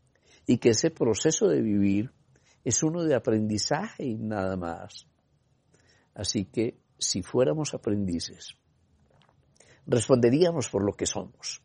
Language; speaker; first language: Spanish; native; Spanish